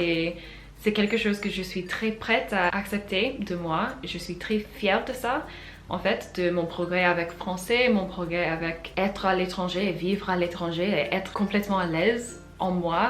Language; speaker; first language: French; non-native, fluent; English